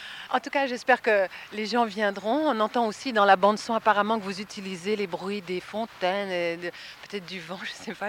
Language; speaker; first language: French; native; French